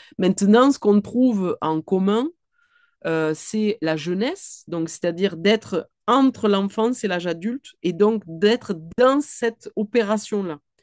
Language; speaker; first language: French; native; French